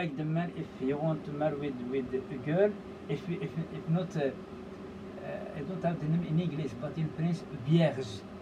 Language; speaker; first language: English; non-native, learner; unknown